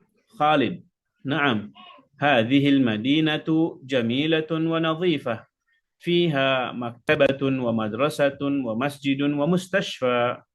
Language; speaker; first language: Arabic; non-native, fluent; Indonesian